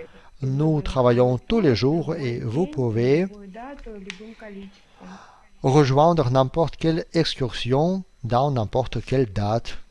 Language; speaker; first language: French; non-native, fluent; Russian